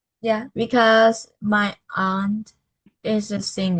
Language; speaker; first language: English; non-native, learner; Vietnamese